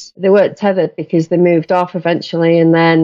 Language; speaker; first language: English; native; English